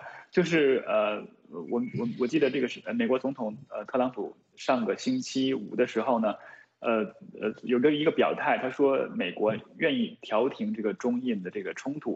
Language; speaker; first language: Chinese; native; Chinese